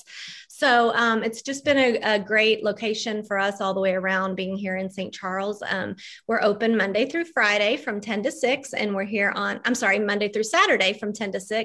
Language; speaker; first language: English; native; English